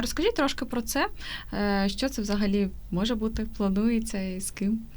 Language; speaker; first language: Ukrainian; native; Ukrainian